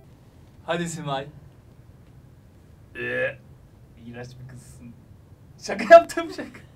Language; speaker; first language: Turkish; native; Turkish